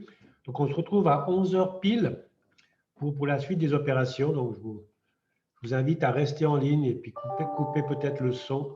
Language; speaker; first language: French; native; French